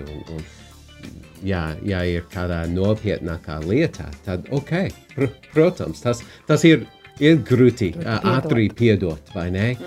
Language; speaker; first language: Latvian; non-native, fluent; English